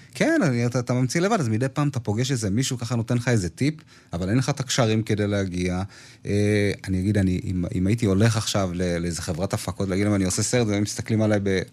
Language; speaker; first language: Hebrew; early bilingual, other home language; Amharic